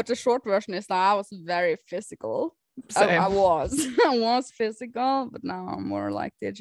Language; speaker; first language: English; non-native, fluent; Norwegian